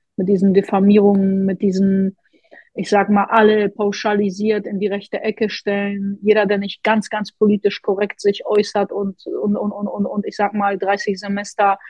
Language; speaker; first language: German; non-native, fluent; Polish